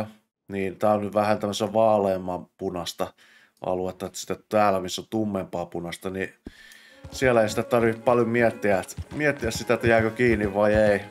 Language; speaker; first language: Finnish; native; Finnish